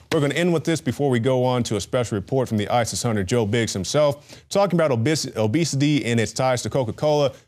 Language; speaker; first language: English; native; English